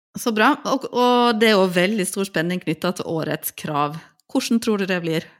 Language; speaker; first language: Norwegian; native; Norwegian